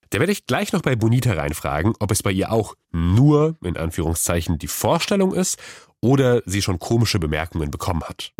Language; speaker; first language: German; native; German